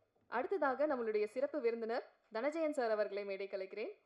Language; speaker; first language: Tamil; native; Tamil